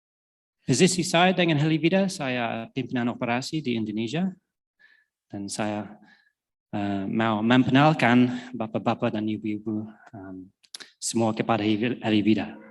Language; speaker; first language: Indonesian; non-native, fluent; English